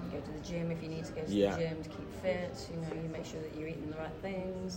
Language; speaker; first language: English; native; English